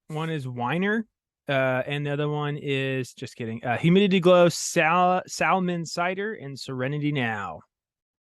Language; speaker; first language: English; native; English